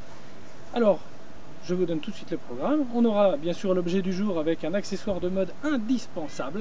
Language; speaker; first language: French; native; French